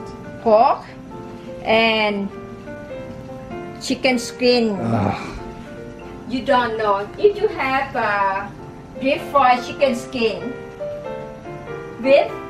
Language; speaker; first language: English; non-native, learner; Thai